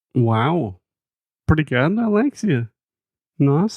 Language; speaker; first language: Portuguese; non-native, fluent; English